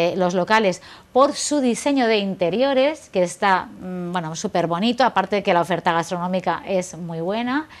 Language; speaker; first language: Spanish; native; Spanish